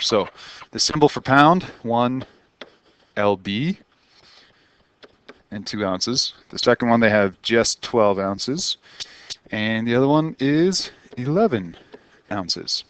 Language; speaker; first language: English; native; English